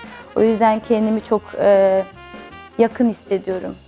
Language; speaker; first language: Turkish; early bilingual, heritage; Turkish